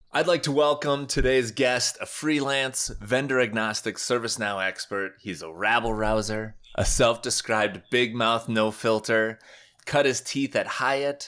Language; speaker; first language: English; native; English